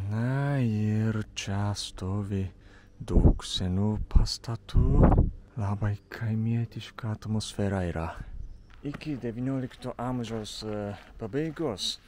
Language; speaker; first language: Lithuanian; non-native, fluent; Japanese